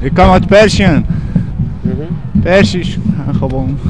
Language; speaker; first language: Dutch; non-native, learner; Persian